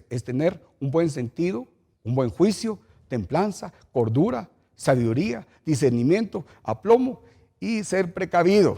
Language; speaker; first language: Spanish; native; Spanish